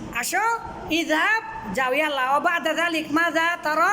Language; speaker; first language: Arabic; non-native, fluent; Bangla